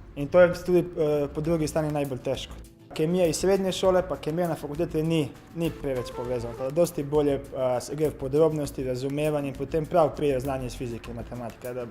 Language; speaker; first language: Slovenian; non-native, fluent; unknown